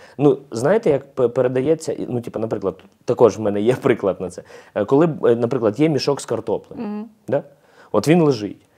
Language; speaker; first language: Ukrainian; non-native, local second language; Russian